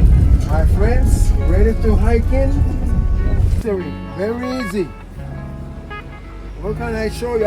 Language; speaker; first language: English; non-native, local second language; Spanish